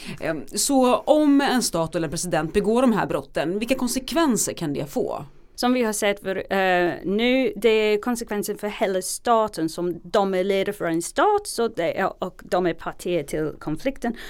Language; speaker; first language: Swedish; non-native, fluent; English